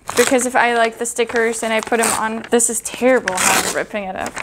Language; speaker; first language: English; non-native, fluent; German